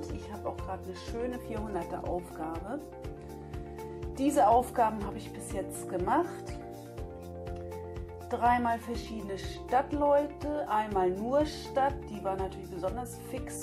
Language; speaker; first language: German; native; German